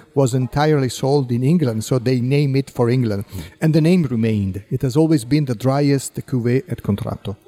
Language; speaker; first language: English; non-native, fluent; Italian